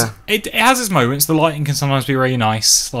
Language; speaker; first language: English; native; English